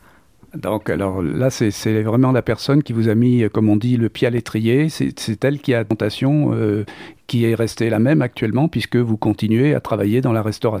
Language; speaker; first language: French; native; French